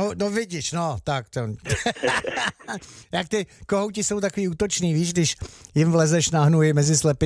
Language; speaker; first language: Czech; native; Czech